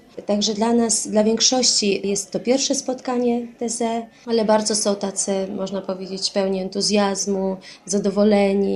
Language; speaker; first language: Polish; native; Polish